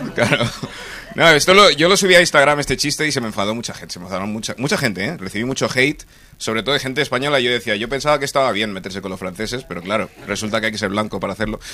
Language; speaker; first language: Spanish; early bilingual, other home language; English